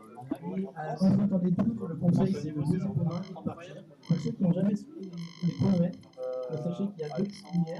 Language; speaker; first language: French; native; French